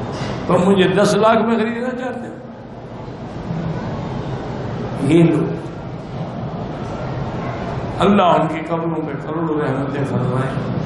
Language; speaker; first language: Urdu; native; Urdu